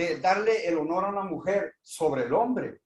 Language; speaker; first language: Spanish; native; Spanish